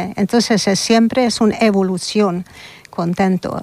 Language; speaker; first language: Spanish; non-native, learner; Hungarian